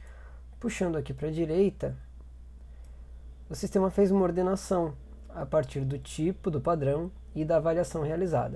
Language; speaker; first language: Portuguese; native; Portuguese